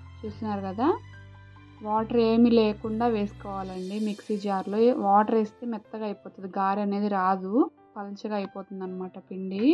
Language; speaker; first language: Telugu; native; Telugu